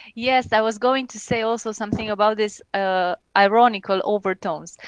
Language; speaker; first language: English; non-native, fluent; Romanian